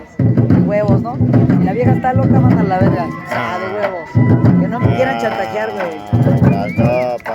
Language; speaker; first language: Spanish; native; Spanish